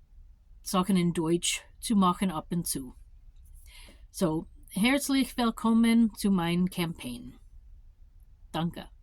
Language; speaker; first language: German; non-native, learner; English